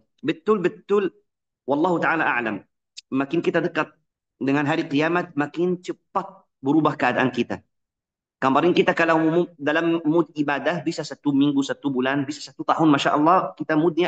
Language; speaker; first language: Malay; non-native, fluent; Arabic